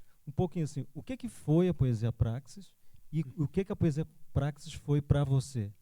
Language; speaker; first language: Portuguese; native; Portuguese